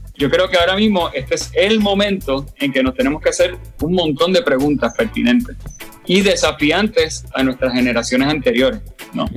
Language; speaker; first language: Spanish; native; Spanish